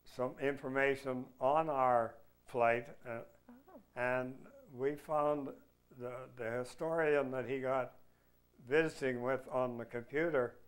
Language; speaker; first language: English; native; English